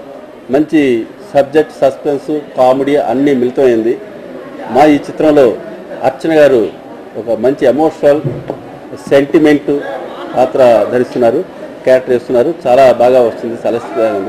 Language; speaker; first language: Telugu; native; Telugu